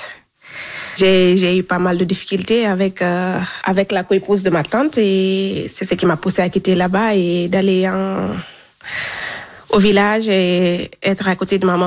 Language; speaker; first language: French; non-native, local second language; Fula